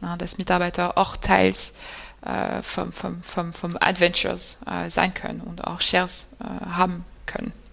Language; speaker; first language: German; non-native, fluent; French